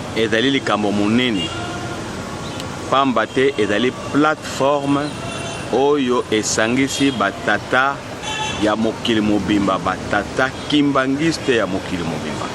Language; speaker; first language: Lingala; non-native, local second language; Kongo